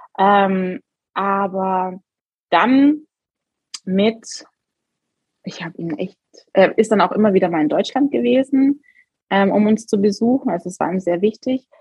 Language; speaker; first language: German; native; German